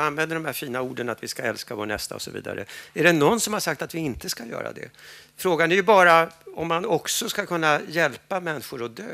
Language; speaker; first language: Swedish; native; Swedish